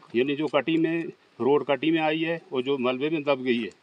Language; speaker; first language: Hindi; native; Hindi